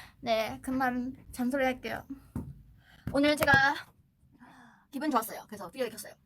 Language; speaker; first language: Korean; non-native, fluent; Chinese